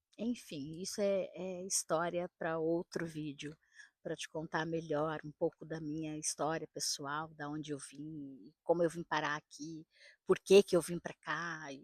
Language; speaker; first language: Portuguese; native; Portuguese